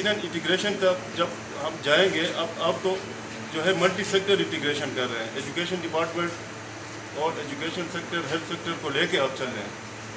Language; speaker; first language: Urdu; non-native, local second language; Khowar